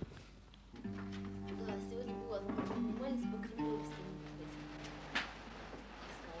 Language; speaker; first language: Russian; native; Russian